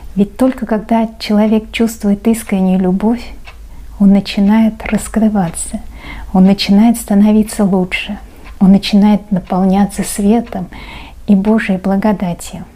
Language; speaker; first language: Russian; non-native, local second language; Uzbek